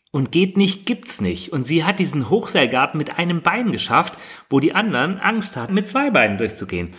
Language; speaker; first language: German; native; German